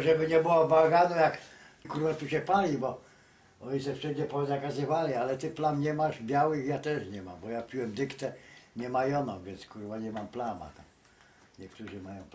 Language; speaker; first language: Polish; native; Polish